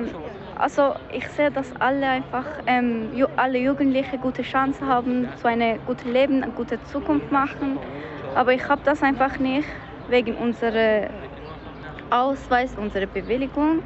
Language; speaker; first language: German; early bilingual, other home language; Persian